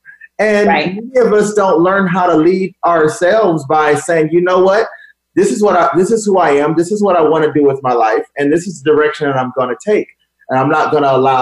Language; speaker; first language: English; native; English